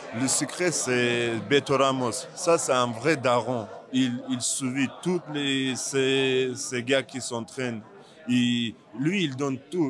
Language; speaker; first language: French; non-native, learner; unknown